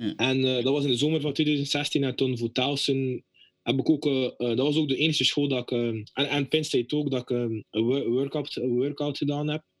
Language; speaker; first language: Dutch; native; Dutch